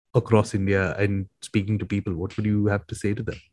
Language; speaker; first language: English; non-native, local second language; Hindi